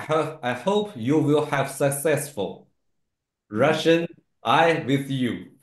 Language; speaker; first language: English; non-native, learner; Chinese